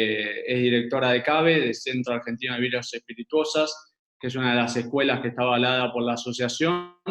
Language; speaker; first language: Spanish; native; Spanish